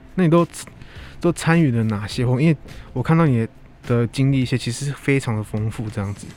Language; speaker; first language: Chinese; native; Chinese